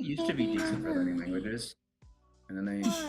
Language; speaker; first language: English; native; English